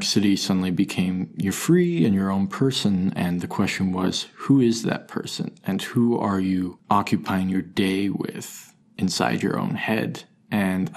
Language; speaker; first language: English; native; English